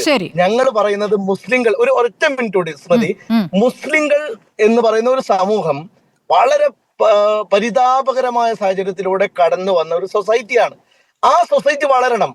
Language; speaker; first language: Malayalam; native; Malayalam